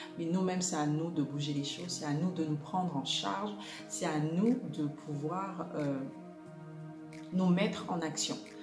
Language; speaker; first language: French; non-native, local second language; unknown